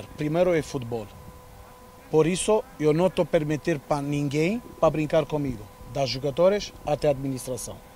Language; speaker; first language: Portuguese; non-native, learner; Romanian